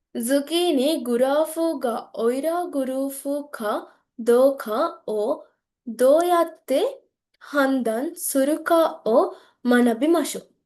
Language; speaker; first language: Japanese; non-native, learner; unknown